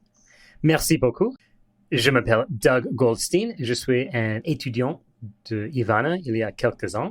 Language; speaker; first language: French; non-native, learner; English